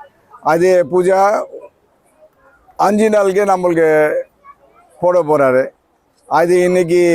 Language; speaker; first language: Tamil; non-native, learner; Bangla